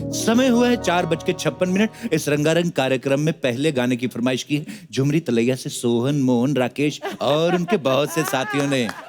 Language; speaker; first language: Hindi; non-native, local second language; Punjabi